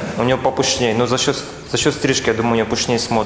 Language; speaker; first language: Russian; native; Russian